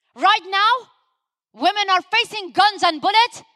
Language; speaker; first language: English; non-native, fluent; Persian